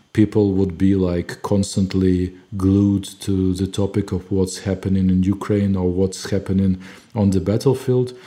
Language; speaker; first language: English; non-native, fluent; Ukrainian